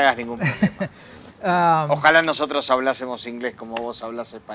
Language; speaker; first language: Spanish; native; Spanish